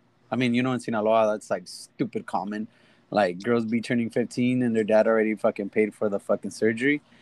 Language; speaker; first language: English; early bilingual, other home language; Spanish